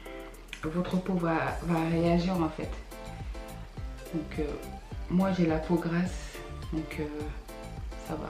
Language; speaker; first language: French; early bilingual, other home language; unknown